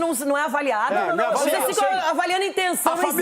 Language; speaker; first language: Portuguese; native; Portuguese